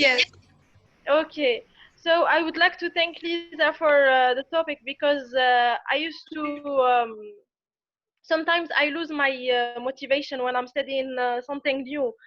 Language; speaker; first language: English; non-native, learner; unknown